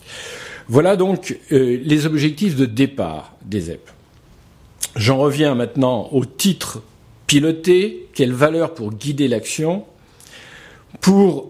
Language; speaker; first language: French; native; French